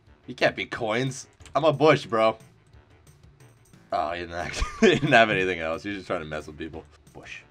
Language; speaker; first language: English; native; English